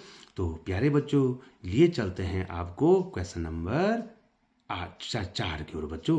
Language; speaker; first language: Hindi; native; Hindi